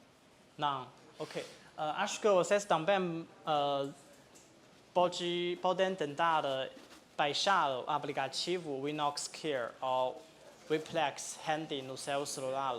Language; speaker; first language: Portuguese; non-native, fluent; Chinese